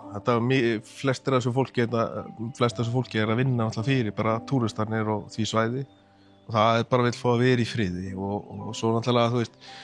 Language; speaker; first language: Icelandic; native; Icelandic